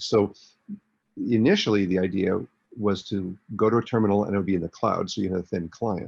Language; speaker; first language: English; native; English